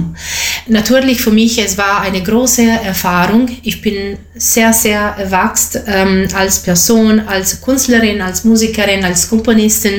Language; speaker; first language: German; non-native, fluent; Italian